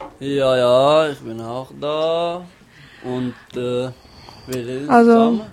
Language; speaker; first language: German; non-native, learner; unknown